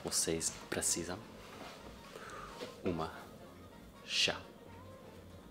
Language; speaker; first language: Portuguese; non-native, learner; English